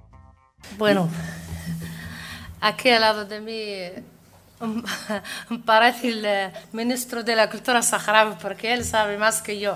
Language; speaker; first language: Spanish; non-native, learner; Arabic